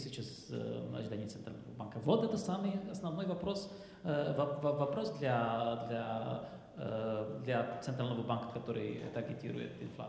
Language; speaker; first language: Russian; non-native, fluent; Czech